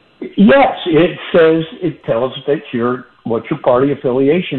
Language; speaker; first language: English; native; English